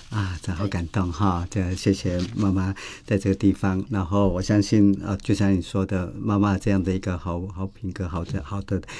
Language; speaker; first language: Chinese; native; Chinese